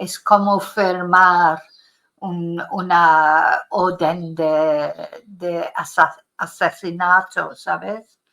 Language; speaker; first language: Spanish; non-native, fluent; English